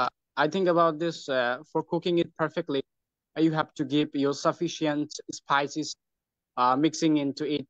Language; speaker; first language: English; non-native, learner; Bangla